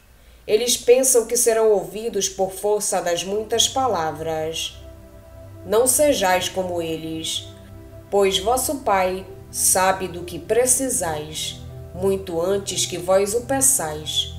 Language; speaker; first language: Portuguese; native; Portuguese